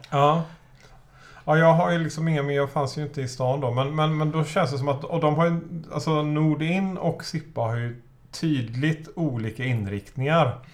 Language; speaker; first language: Swedish; native; Swedish